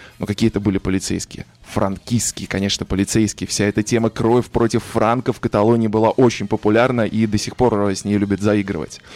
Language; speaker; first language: Russian; native; Russian